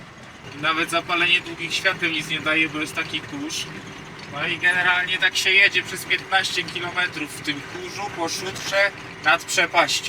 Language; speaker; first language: Polish; native; Polish